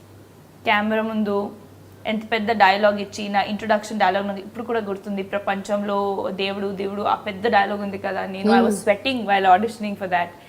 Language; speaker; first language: Telugu; non-native, fluent; Hindi